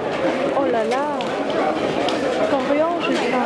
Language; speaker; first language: French; non-native, learner; Thai